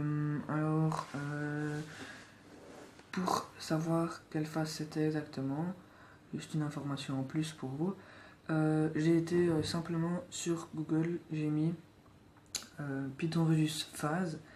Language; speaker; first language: French; native; French